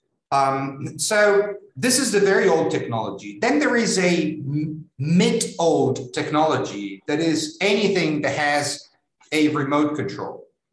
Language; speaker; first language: English; non-native, fluent; Italian